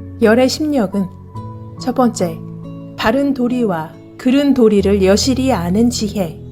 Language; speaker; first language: Korean; native; Korean